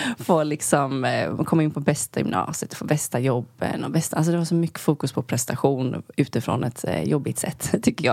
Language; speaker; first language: Swedish; native; Swedish